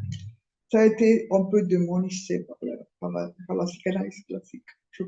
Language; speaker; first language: French; non-native, fluent; Spanish